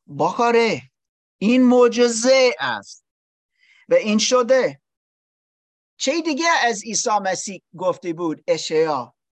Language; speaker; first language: Persian; non-native, learner; English